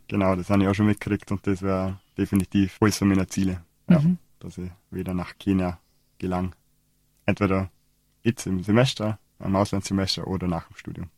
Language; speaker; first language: German; native; German